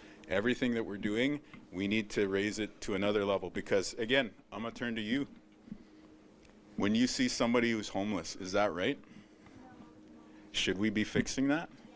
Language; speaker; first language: English; native; English